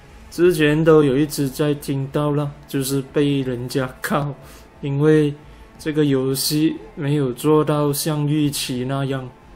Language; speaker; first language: Chinese; native; Chinese